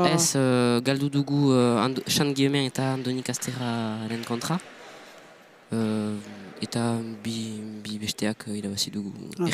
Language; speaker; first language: Basque; non-native, local second language; French